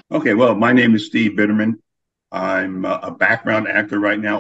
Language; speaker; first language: English; native; English